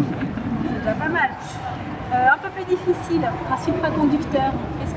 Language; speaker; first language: French; native; French